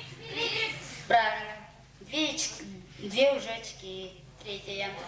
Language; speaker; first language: Russian; non-native, local second language; Yakut